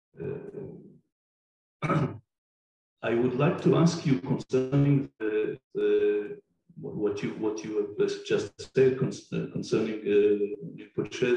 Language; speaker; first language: English; non-native, fluent; Hebrew